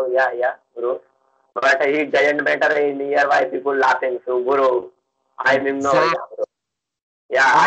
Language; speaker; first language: English; non-native, learner; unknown